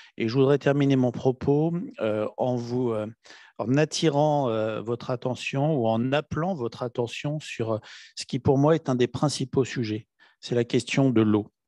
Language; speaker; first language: French; native; French